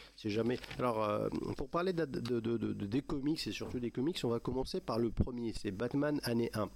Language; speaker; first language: French; non-native, local second language; Arabic